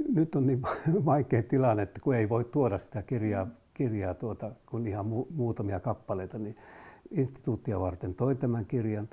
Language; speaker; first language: Finnish; native; Finnish